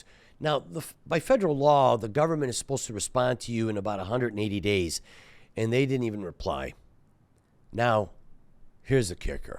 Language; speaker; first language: English; native; English